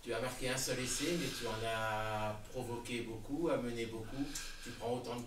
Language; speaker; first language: French; native; French